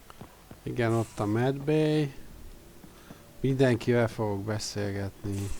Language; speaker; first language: Hungarian; native; Hungarian